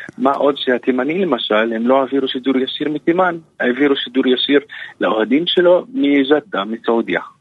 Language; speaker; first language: Hebrew; non-native, local second language; Arabic